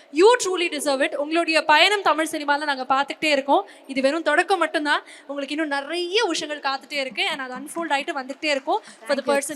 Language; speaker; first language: Tamil; native; Tamil